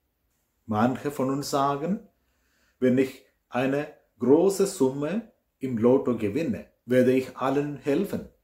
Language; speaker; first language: German; non-native, fluent; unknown